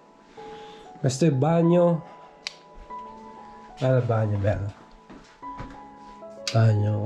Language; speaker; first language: Italian; non-native, learner; Filipino